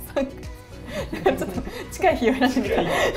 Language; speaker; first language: Japanese; native; Japanese